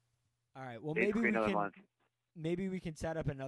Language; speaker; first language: English; native; English